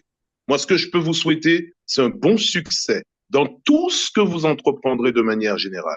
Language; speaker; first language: French; native; French